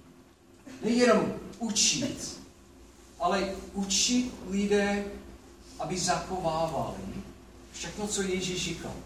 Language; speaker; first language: Czech; non-native, fluent; English